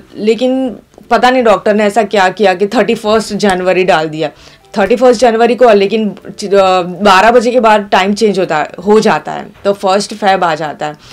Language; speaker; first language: Hindi; non-native, local second language; Gujarati